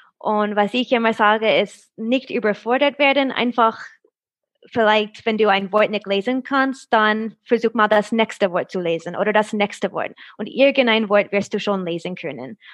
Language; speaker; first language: German; non-native, fluent; English